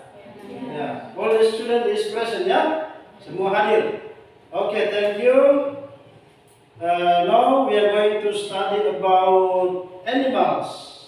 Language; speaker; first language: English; non-native, learner; Indonesian